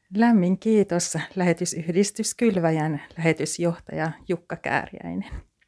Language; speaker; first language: Finnish; native; Finnish